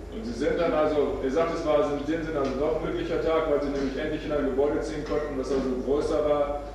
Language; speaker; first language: German; native; German